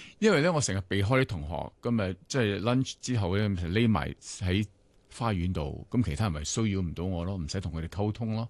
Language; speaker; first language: Cantonese; non-native, local second language; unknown